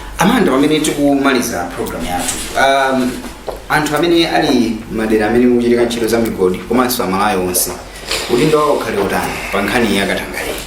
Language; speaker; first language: Nyanja; native; Nyanja